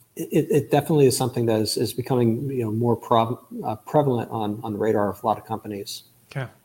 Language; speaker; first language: English; native; English